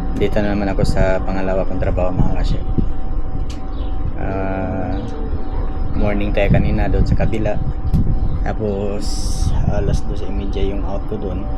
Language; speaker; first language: Filipino; non-native, local second language; Hiligaynon